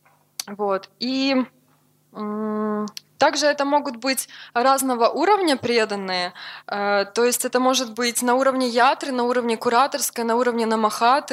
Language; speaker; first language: Russian; native; Russian